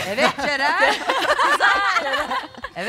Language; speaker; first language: Turkish; native; Turkish